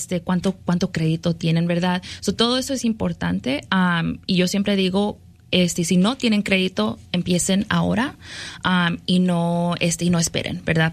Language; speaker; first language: Spanish; early bilingual, other home language; English